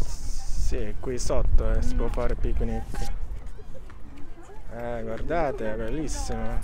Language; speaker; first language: Italian; non-native, learner; Japanese